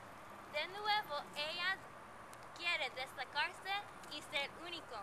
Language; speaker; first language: Spanish; non-native, learner; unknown